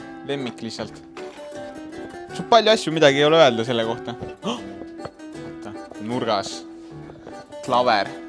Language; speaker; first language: Estonian; native; Estonian